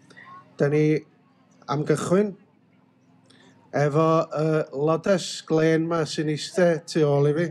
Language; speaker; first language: Welsh; native; Welsh